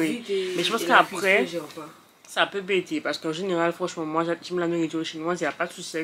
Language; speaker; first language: French; native; French